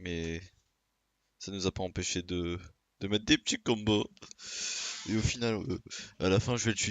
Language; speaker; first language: French; native; French